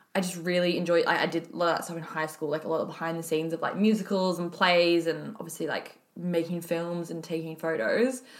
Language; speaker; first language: English; native; English